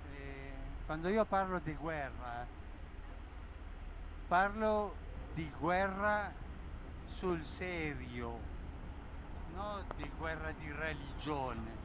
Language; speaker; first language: Italian; early bilingual, heritage; Spanish